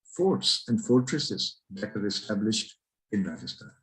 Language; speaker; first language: English; non-native, local second language; Marathi